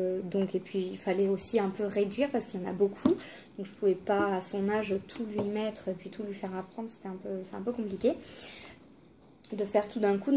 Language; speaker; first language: French; native; French